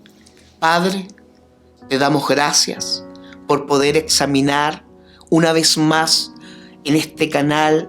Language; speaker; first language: Spanish; native; Spanish